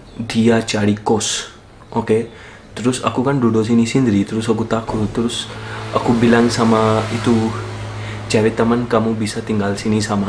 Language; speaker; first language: Indonesian; non-native, learner; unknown